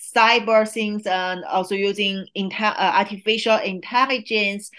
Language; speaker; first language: English; non-native, fluent; Chinese